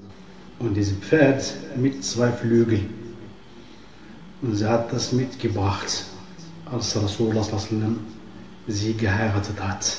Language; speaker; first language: German; non-native, fluent; Arabic